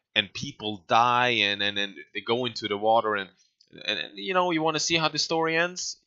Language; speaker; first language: English; non-native, fluent; Swedish